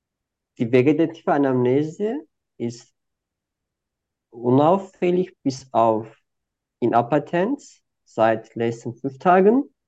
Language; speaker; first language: German; non-native, fluent; Turkish